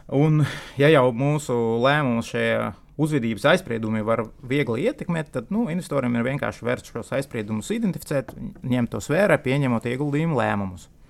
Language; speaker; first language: Latvian; non-native, local second language; Russian